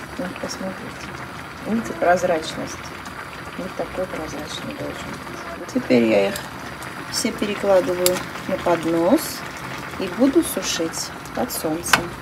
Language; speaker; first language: Russian; non-native, local second language; Armenian